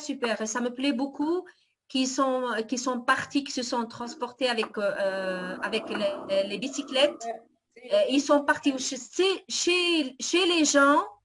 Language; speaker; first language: French; non-native, fluent; Italian